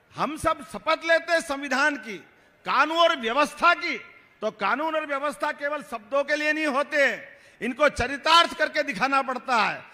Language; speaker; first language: Hindi; native; Hindi